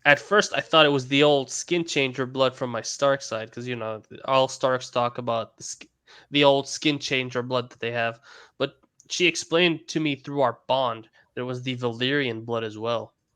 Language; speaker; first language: English; native; English